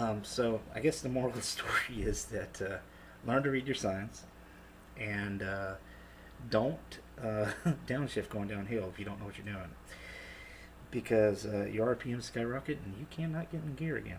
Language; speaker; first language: English; native; English